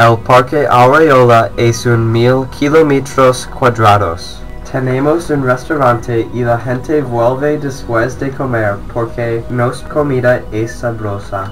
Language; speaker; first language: Spanish; non-native, learner; English